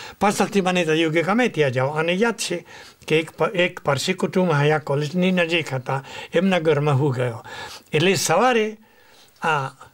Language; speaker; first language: Gujarati; non-native, fluent; Spanish